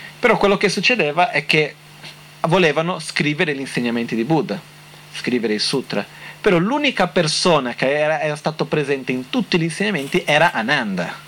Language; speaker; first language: Italian; non-native, fluent; Portuguese